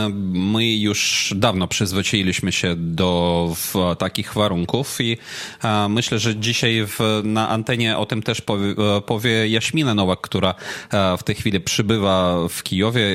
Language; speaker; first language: Polish; non-native, fluent; Ukrainian